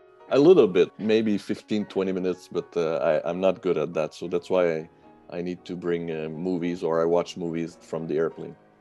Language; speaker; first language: English; non-native, fluent; French